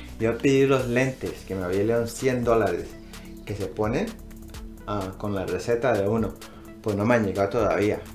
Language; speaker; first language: Spanish; early bilingual, heritage; English